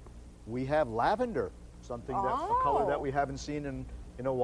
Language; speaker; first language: English; native; English